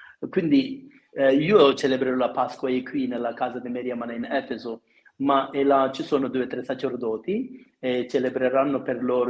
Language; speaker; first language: Italian; non-native, fluent; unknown